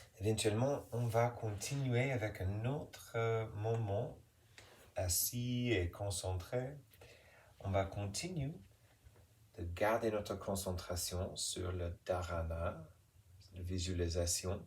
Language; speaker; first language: French; non-native, fluent; English